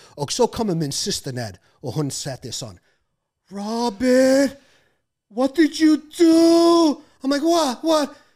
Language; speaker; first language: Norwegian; non-native, fluent; English